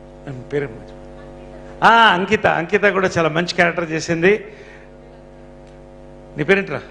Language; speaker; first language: Telugu; native; Telugu